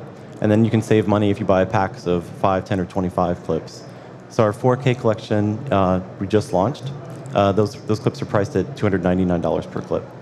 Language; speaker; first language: English; native; English